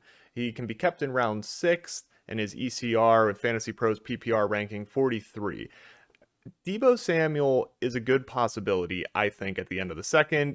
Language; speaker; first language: English; native; English